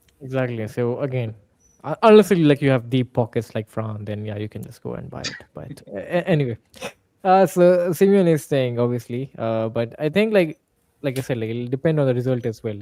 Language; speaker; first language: English; non-native, fluent; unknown